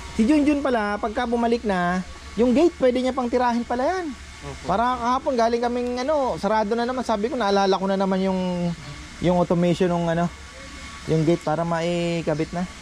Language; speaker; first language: Filipino; non-native, local second language; Pampanga